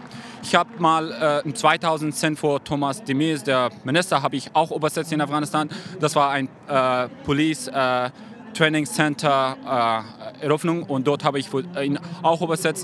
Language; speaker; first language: German; non-native, fluent; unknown